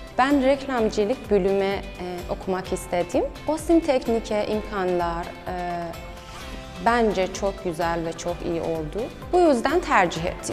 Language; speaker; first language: Turkish; non-native, learner; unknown